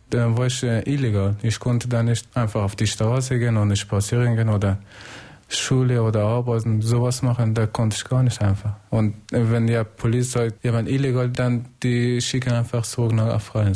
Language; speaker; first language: German; non-native, learner; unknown